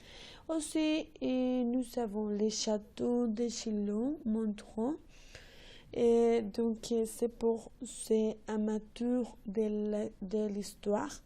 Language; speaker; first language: French; non-native, learner; Spanish